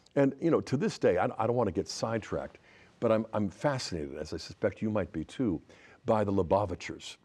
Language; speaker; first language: English; native; English